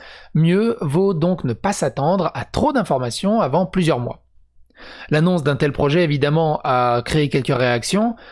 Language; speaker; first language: French; native; French